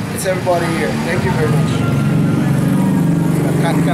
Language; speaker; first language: English; non-native, learner; Indonesian